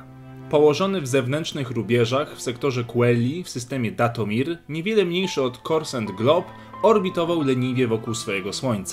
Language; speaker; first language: Polish; native; Polish